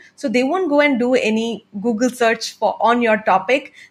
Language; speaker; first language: English; non-native, local second language; Tamil